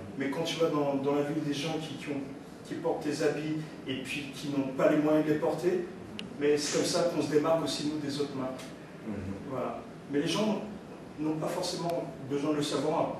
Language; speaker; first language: French; early bilingual, other home language; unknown